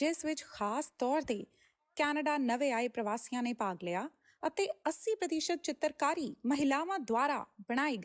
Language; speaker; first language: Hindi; non-native, local second language; Punjabi